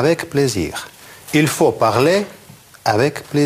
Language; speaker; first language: French; non-native, fluent; Russian